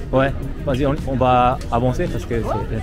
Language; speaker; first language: French; non-native, learner; Japanese